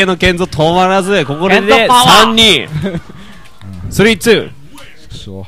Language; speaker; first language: Japanese; native; Japanese